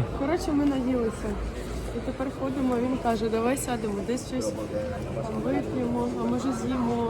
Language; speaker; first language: Ukrainian; native; Ukrainian